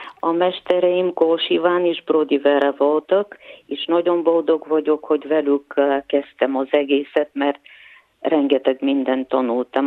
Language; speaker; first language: Hungarian; non-native, fluent; Bulgarian